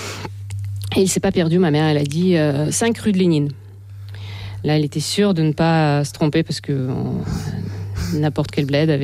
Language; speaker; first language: French; non-native, fluent; Russian